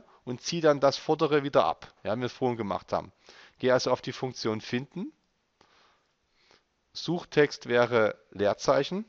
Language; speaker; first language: German; native; German